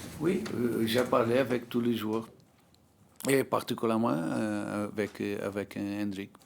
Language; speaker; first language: French; non-native, learner; Portuguese